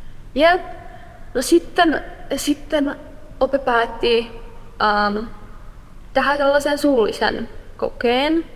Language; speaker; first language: Finnish; non-native, fluent; Persian